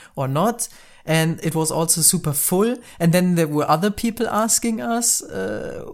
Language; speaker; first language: English; non-native, fluent; German